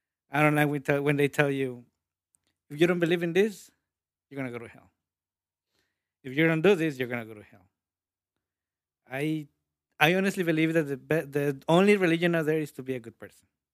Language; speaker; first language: English; early bilingual, other home language; Spanish